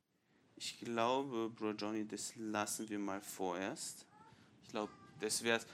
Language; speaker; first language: German; non-native, fluent; English